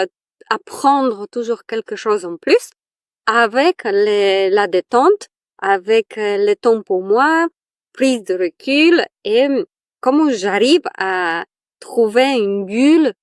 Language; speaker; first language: French; non-native, fluent; Polish